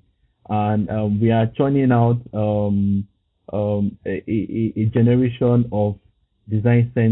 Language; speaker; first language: English; non-native, local second language; Yoruba